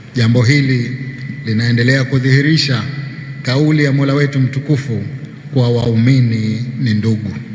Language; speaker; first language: Swahili; native; Swahili